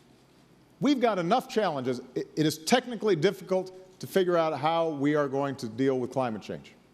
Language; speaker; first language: English; native; English